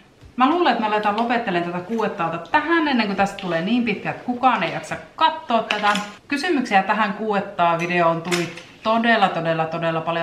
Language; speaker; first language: Finnish; native; Finnish